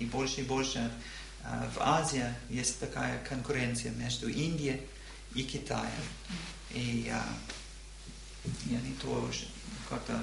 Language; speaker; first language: Russian; non-native, learner; English